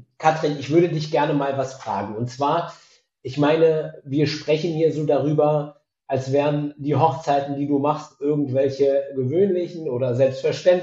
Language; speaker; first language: German; native; German